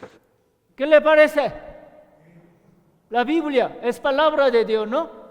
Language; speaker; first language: Spanish; non-native, learner; Korean